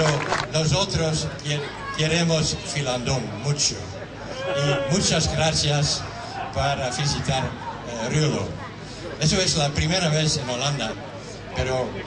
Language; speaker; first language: Spanish; non-native, learner; Dutch